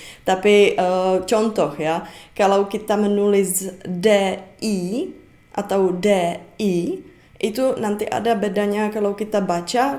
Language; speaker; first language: Indonesian; non-native, fluent; Czech